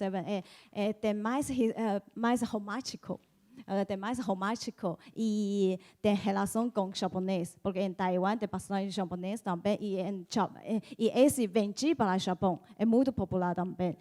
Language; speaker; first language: Portuguese; non-native, learner; Chinese